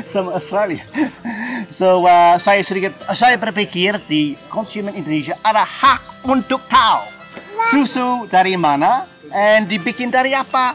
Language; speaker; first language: Indonesian; non-native, fluent; English